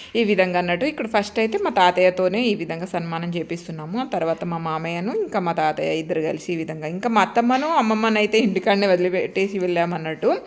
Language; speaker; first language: Telugu; native; Telugu